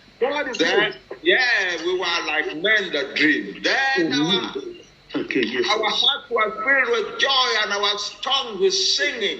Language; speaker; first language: English; non-native, local second language; Yoruba